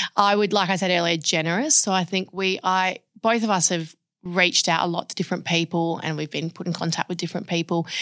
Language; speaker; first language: English; native; English